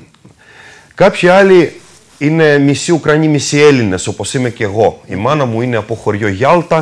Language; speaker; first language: Greek; non-native, fluent; Russian